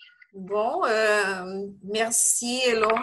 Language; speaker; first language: French; non-native, fluent; Portuguese